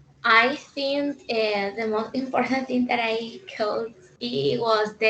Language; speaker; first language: English; non-native, learner; Spanish